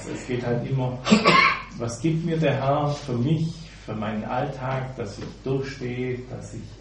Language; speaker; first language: German; native; German